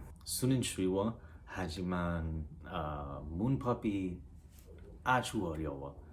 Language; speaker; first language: Korean; non-native, learner; English